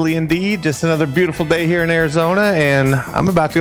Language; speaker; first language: English; native; English